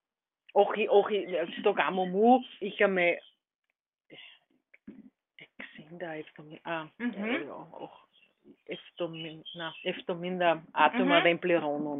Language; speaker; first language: Greek; non-native, learner; German